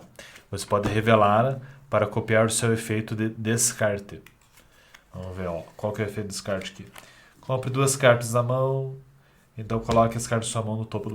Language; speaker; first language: Portuguese; native; Portuguese